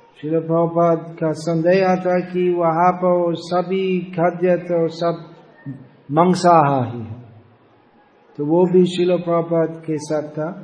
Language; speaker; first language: Hindi; non-native, fluent; English